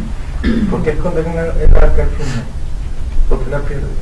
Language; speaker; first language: Spanish; native; Spanish